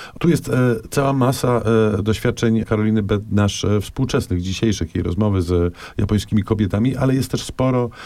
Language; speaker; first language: Polish; native; Polish